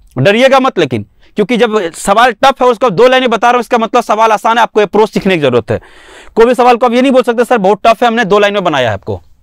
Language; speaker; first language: Hindi; native; Hindi